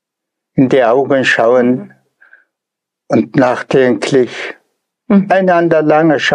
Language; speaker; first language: German; non-native, fluent; Tuvinian